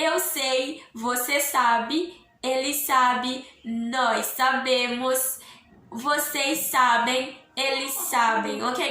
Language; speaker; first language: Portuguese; non-native, learner; Haitian Creole